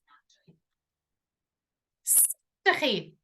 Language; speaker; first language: Welsh; non-native, fluent; English